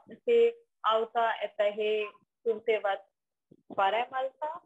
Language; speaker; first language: Finnish; non-native, learner; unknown